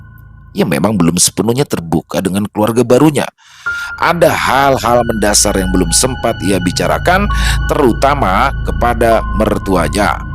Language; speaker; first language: Indonesian; native; Indonesian